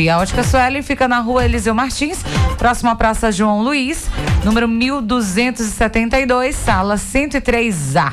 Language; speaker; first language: Portuguese; native; Portuguese